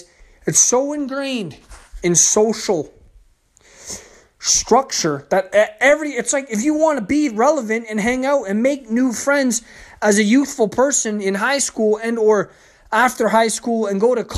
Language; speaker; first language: English; native; English